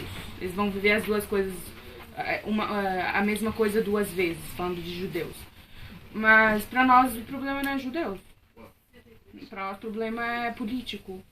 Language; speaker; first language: Portuguese; non-native, fluent; Arabic